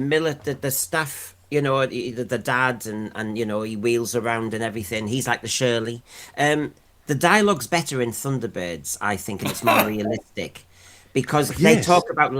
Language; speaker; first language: English; native; English